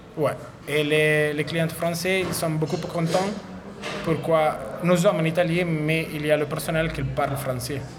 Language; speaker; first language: French; non-native, learner; Italian